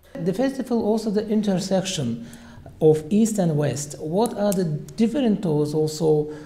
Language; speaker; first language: English; non-native, learner; Azerbaijani